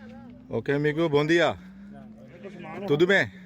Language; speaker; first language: Portuguese; non-native, learner; Punjabi